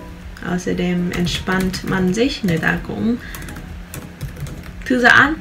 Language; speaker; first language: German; non-native, fluent; Vietnamese